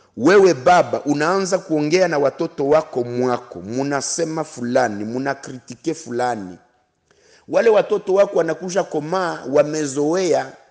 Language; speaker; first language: Swahili; non-native, local second language; Kinyarwanda